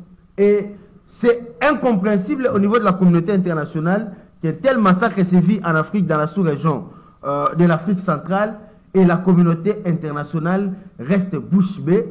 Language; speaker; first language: French; non-native, local second language; Lingala